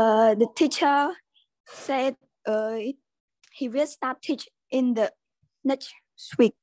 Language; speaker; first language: English; non-native, learner; Khmer